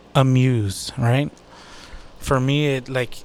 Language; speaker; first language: English; native; English